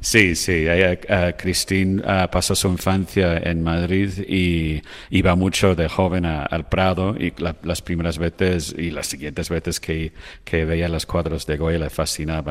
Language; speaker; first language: Spanish; non-native, fluent; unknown